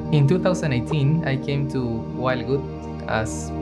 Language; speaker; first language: English; non-native, fluent; Spanish